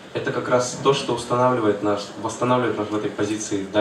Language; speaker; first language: Russian; native; Russian